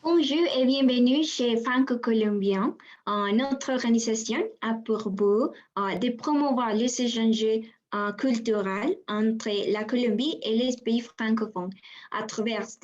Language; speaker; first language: French; non-native, learner; Spanish